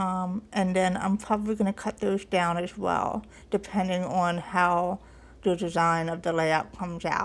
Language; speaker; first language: English; native; English